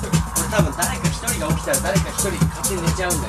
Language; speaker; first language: Japanese; native; Japanese